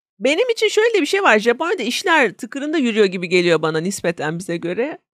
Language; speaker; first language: Turkish; native; Turkish